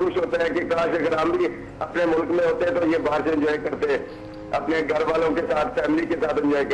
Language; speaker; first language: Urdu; non-native, local second language; Punjabi